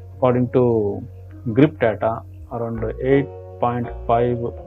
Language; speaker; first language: English; non-native, local second language; Kannada